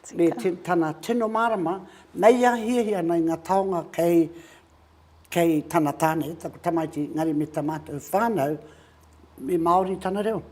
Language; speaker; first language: Māori; native; Māori